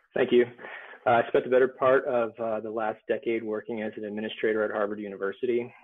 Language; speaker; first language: English; native; English